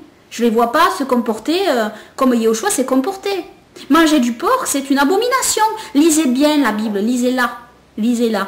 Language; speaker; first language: French; native; French